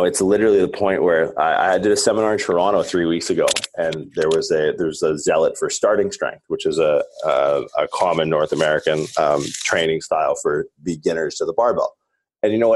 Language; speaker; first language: English; native; English